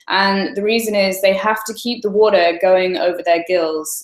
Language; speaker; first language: English; native; English